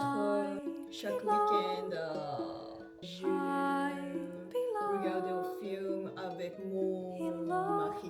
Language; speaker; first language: French; non-native, learner; Japanese